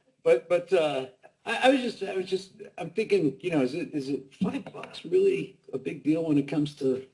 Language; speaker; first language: English; native; English